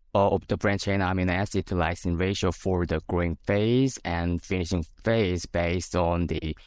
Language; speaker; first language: English; non-native, fluent; Korean